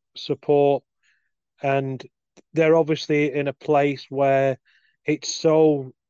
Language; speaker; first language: English; native; English